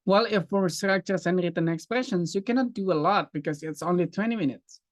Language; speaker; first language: English; non-native, fluent; Indonesian